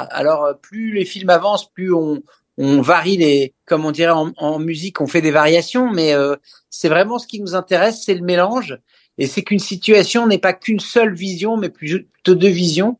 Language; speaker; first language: French; native; French